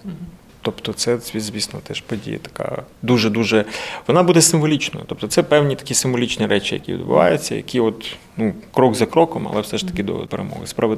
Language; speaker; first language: Ukrainian; native; Ukrainian